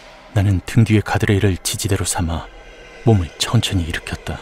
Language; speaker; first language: Korean; native; Korean